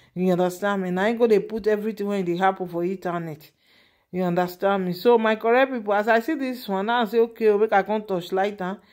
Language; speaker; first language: Nigerian Pidgin; native; Nigerian Pidgin